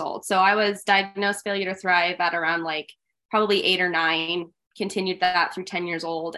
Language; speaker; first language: English; native; English